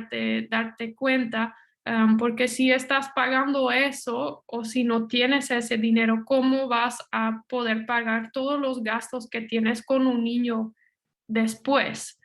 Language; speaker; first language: Spanish; non-native, fluent; Dutch